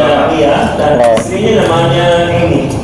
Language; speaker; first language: Indonesian; non-native, fluent; English